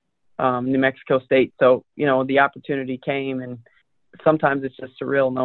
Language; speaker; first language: English; native; English